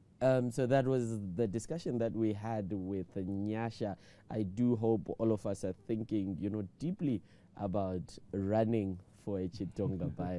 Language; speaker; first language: English; non-native, local second language; Shona